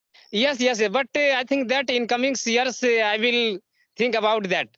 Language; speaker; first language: English; non-native, learner; Hindi